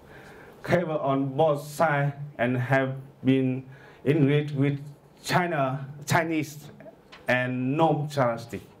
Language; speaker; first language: English; non-native, learner; Vietnamese